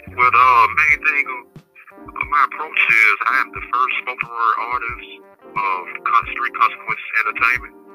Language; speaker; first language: English; native; English